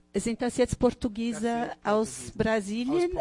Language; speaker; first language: German; non-native, fluent; Portuguese